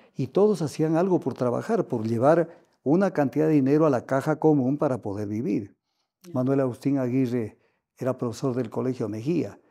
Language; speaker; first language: Spanish; native; Spanish